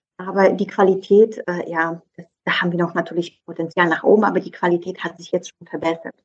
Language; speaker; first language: German; non-native, fluent; Polish